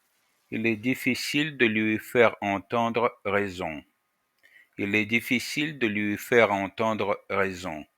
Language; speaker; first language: French; non-native, fluent; Russian